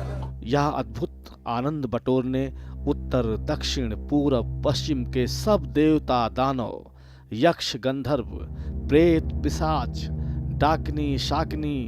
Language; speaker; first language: Hindi; native; Hindi